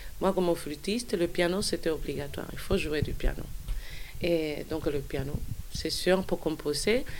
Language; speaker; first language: French; non-native, fluent; Spanish